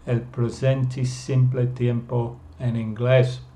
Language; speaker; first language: Spanish; non-native, fluent; English